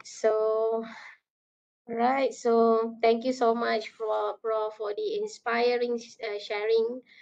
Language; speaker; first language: English; non-native, local second language; Malay